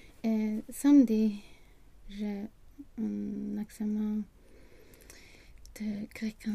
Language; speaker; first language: French; non-native, learner; Swedish